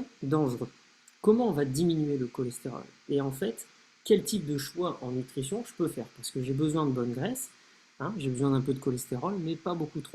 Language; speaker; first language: French; native; French